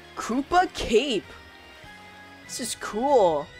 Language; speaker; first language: English; native; English